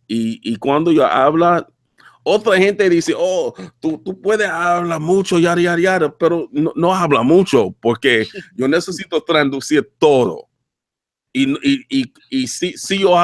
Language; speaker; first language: Spanish; non-native, learner; English